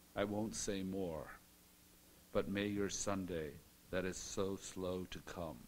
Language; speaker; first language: English; native; English